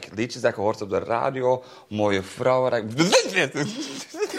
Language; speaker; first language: Dutch; native; Dutch